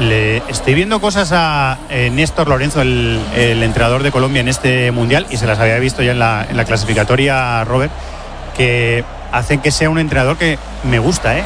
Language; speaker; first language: Spanish; native; Spanish